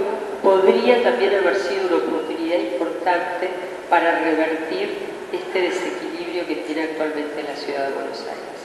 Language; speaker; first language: Spanish; native; Spanish